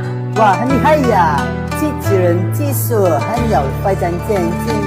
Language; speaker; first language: Chinese; non-native, learner; Indonesian